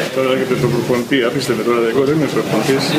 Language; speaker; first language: Greek; non-native, fluent; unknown